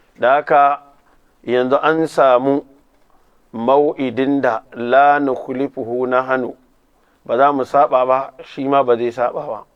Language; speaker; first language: Hausa; native; Hausa